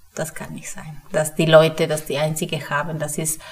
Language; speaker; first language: German; non-native, fluent; Spanish